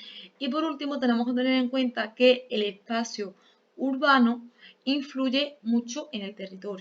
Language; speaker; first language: Spanish; native; Spanish